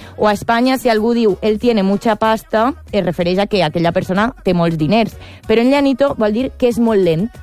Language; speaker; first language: Catalan; native; Catalan